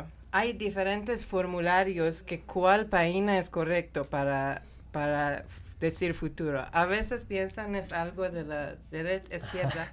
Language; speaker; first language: Spanish; non-native, learner; Persian